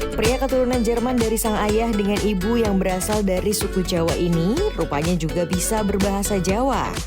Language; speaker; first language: Indonesian; native; Indonesian